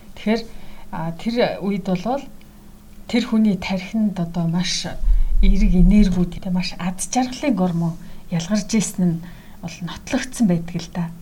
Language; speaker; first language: Mongolian; native; Mongolian